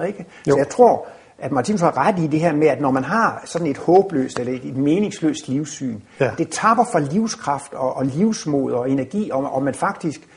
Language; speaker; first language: Danish; native; Danish